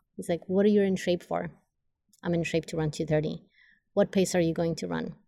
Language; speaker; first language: English; non-native, fluent; Polish